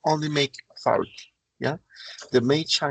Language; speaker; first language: English; non-native, learner; Spanish